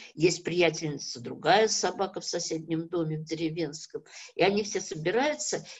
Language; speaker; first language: Russian; native; Russian